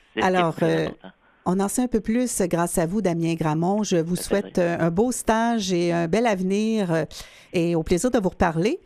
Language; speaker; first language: French; native; French